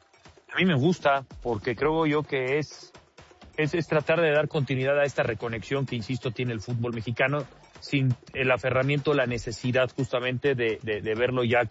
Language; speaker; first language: Spanish; native; Spanish